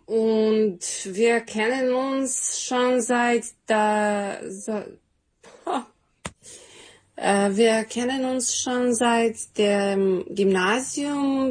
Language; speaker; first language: German; non-native, learner; Serbian